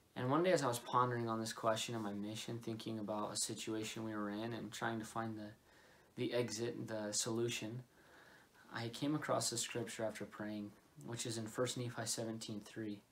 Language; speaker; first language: English; native; English